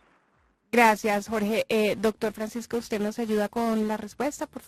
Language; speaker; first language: Spanish; native; Spanish